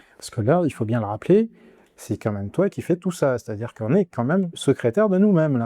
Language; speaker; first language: French; native; French